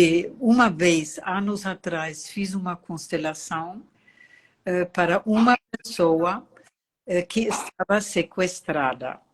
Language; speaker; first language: Portuguese; non-native, fluent; German